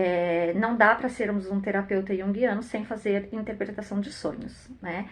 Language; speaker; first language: Portuguese; native; Portuguese